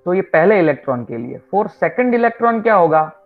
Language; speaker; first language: Hindi; non-native, local second language; Gujarati